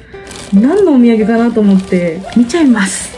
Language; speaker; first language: Japanese; native; Japanese